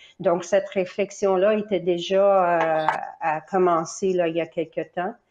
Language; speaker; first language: French; native; French